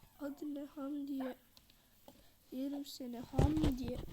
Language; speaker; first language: Turkish; native; Turkish